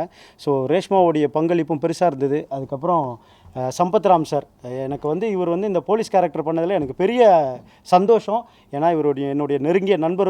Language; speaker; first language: Tamil; native; Tamil